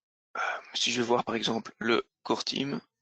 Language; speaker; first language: French; native; French